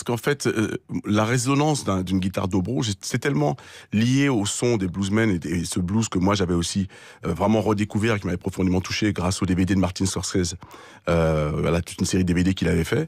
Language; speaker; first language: French; native; French